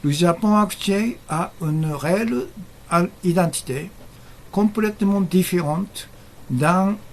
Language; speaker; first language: French; non-native, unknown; Japanese